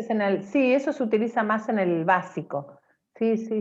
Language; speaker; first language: Spanish; native; Spanish